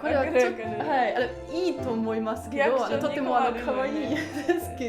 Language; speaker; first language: Japanese; non-native, learner; German